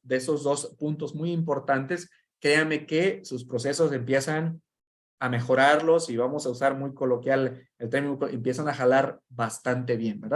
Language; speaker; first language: Spanish; native; Spanish